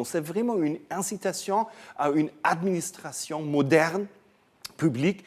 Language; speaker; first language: French; non-native, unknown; German